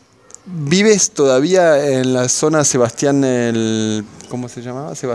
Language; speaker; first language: Spanish; native; Spanish